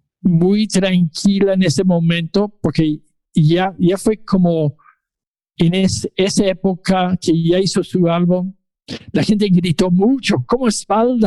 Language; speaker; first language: Spanish; non-native, fluent; English